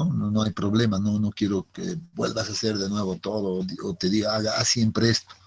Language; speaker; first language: Spanish; native; Spanish